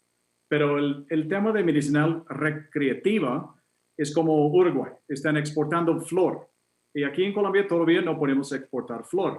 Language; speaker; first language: Spanish; non-native, fluent; English